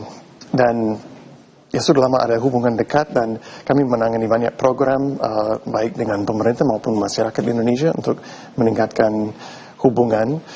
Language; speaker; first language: Indonesian; non-native, fluent; English